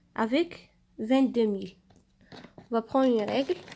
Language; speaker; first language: French; non-native, local second language; Arabic